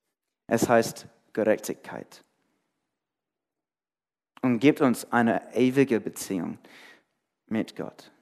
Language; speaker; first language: German; non-native, fluent; English